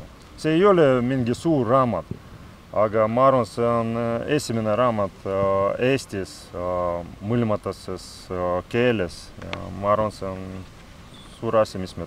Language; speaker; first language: Estonian; non-native, local second language; Russian